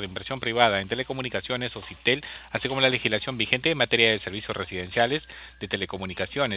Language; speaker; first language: Spanish; native; Spanish